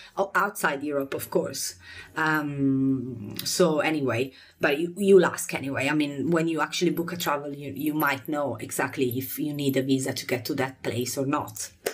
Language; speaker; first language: English; non-native, fluent; Italian